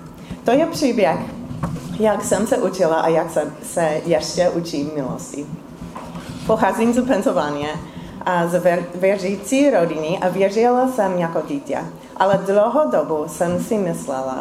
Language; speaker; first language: Czech; non-native, fluent; English